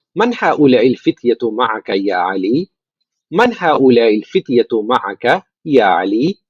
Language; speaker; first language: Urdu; native; Urdu